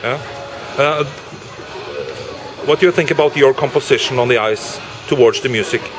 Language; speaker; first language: English; non-native, fluent; Norwegian